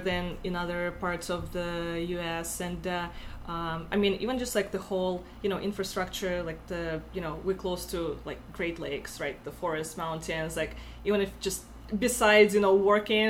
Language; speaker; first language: English; non-native, fluent; Russian